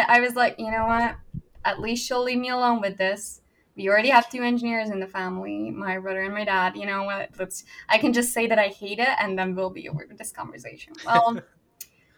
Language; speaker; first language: English; non-native, fluent; Hungarian